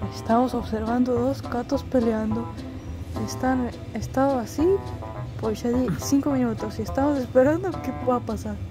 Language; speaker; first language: Spanish; non-native, fluent; Estonian